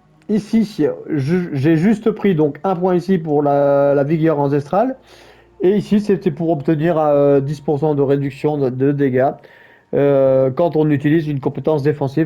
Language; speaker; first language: French; native; French